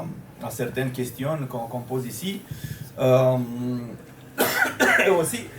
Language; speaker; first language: French; non-native, fluent; Romanian